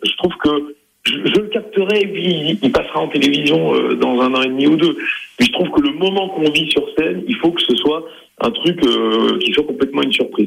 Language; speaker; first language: French; native; French